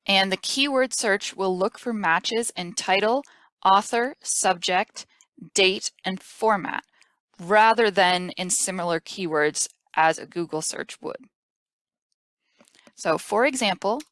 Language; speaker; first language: English; native; English